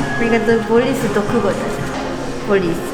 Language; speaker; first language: Korean; non-native, fluent; Japanese